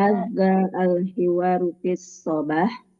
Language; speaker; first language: Arabic; non-native, learner; Indonesian